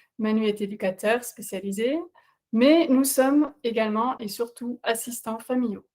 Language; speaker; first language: French; non-native, fluent; Dutch